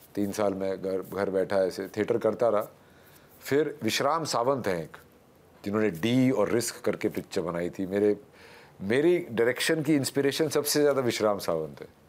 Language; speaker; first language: Hindi; native; Hindi